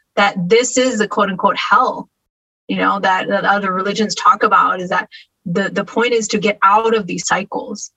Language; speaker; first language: English; native; English